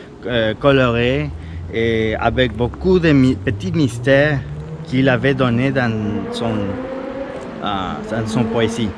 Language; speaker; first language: French; non-native, fluent; Spanish